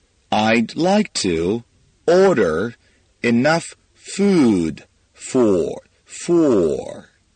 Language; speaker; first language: English; non-native, fluent; Chinese